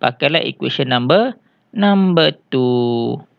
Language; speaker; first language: English; non-native, local second language; Malay